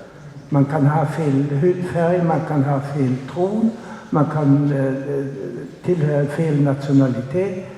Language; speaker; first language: Swedish; non-native, fluent; German